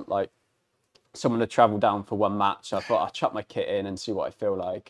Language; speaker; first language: English; native; English